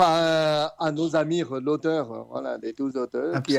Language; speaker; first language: French; non-native, fluent; Chinese